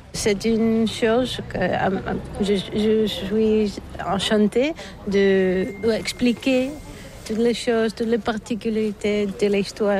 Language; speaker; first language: French; non-native, fluent; Bulgarian